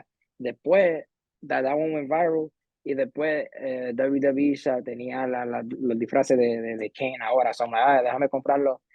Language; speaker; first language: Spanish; early bilingual, heritage; Spanish